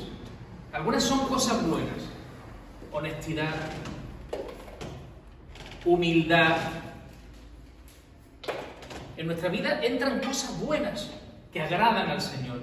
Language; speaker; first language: Spanish; native; Spanish